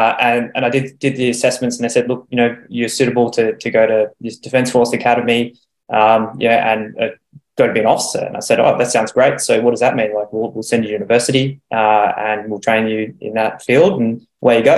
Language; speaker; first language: English; native; English